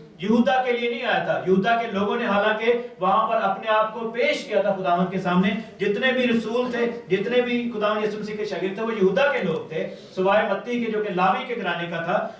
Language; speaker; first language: Urdu; non-native, local second language; Pashto